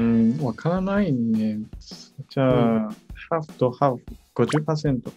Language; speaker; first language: Japanese; non-native, learner; Chinese